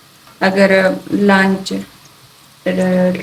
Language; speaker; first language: Hindi; non-native, learner; Chinese